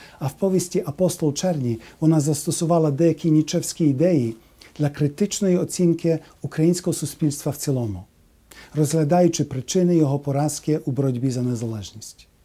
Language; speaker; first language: Ukrainian; early bilingual, heritage; Ukrainian